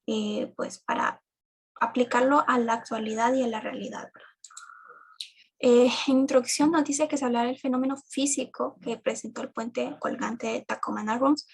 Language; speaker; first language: Spanish; native; Spanish